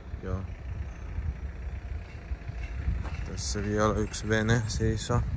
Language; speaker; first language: Finnish; non-native, learner; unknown